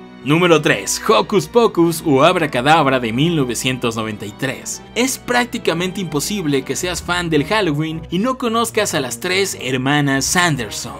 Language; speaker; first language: Spanish; native; Spanish